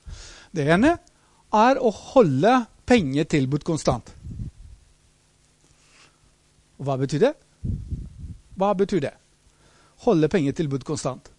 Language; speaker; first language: Norwegian; non-native, fluent; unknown